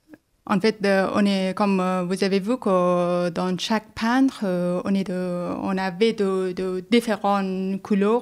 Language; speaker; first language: French; non-native, learner; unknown